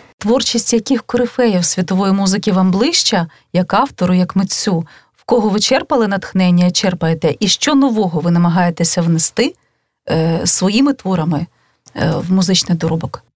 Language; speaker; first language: Ukrainian; native; Ukrainian